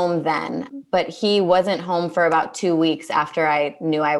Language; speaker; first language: English; native; English